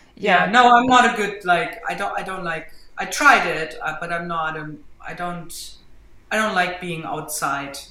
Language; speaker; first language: English; non-native, fluent; German